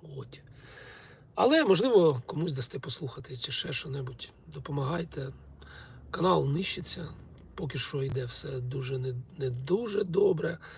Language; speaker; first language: Ukrainian; non-native, local second language; Russian